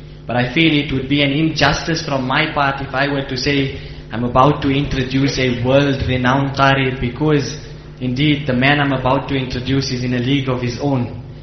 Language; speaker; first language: English; native; English